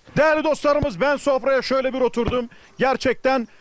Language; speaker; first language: Turkish; native; Turkish